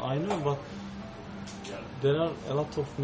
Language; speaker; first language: English; non-native, learner; Turkish